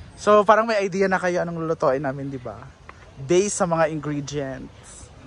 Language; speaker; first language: Filipino; non-native, local second language; Cebuano